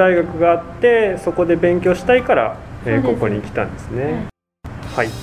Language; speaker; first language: Japanese; native; Japanese